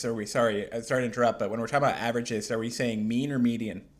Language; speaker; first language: English; native; English